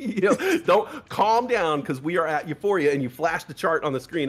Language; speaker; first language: English; native; English